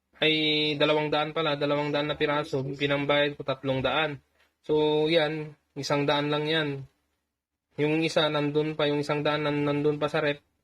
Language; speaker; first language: Filipino; non-native, local second language; Iloko